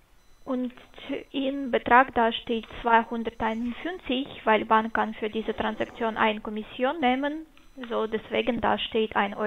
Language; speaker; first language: German; non-native, fluent; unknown